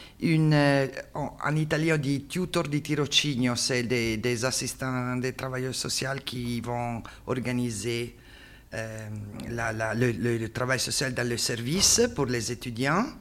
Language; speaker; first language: French; non-native, learner; Italian